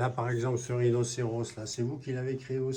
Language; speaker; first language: French; native; French